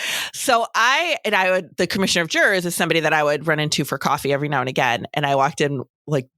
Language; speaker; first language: English; native; English